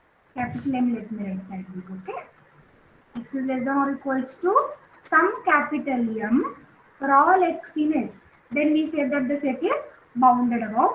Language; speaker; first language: English; non-native, local second language; Marathi